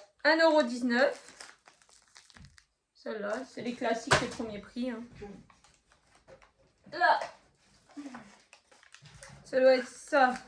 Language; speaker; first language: French; native; French